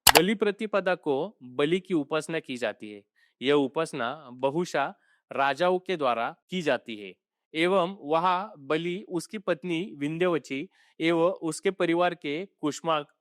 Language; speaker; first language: Hindi; non-native, local second language; Marathi